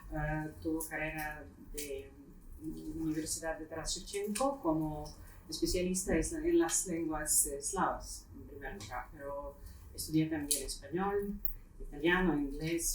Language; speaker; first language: Spanish; non-native, fluent; Ukrainian